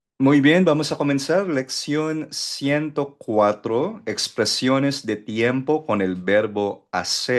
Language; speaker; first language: Spanish; non-native, fluent; Filipino